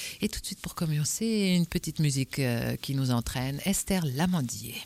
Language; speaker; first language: French; native; French